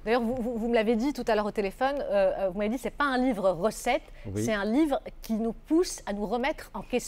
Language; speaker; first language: French; non-native, local second language; Arabic